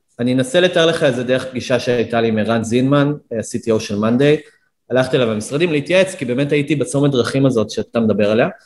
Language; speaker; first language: Hebrew; native; Hebrew